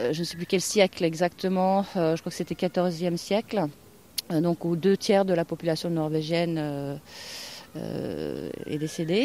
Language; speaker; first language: French; non-native, fluent; Norwegian